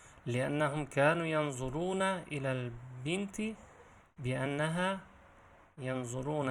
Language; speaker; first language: Arabic; non-native, fluent; Uzbek